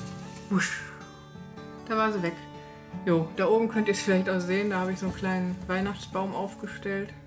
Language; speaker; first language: German; native; German